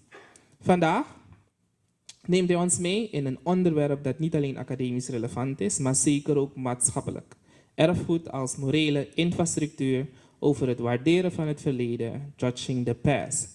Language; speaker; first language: Dutch; native; Dutch